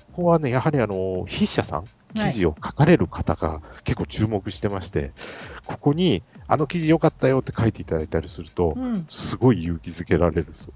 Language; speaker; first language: Japanese; native; Japanese